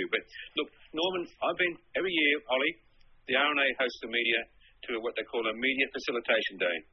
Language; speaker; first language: English; native; English